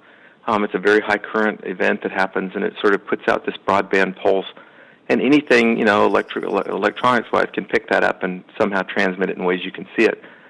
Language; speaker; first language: English; native; English